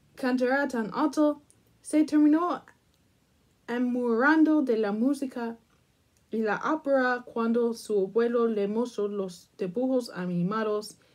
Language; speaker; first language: Spanish; non-native, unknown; English